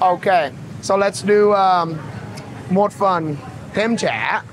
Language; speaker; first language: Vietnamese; non-native, fluent; English